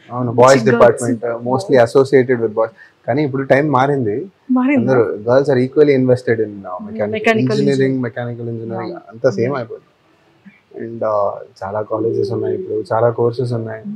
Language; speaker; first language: Telugu; non-native, fluent; Tamil